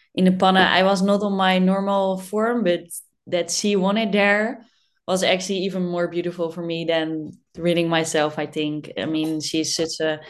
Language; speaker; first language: English; non-native, fluent; Dutch